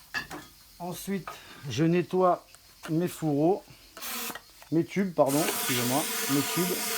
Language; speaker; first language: French; native; French